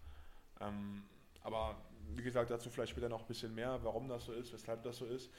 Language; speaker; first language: German; native; German